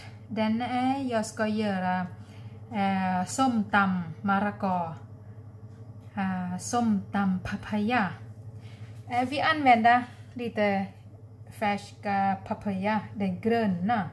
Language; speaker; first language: Swedish; non-native, learner; Thai